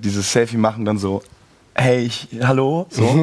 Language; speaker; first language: German; native; German